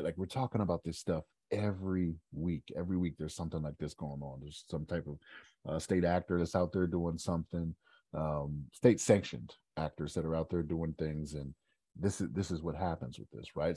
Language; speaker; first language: English; native; English